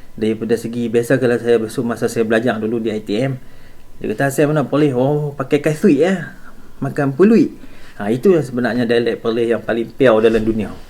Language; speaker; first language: Malay; native; Malay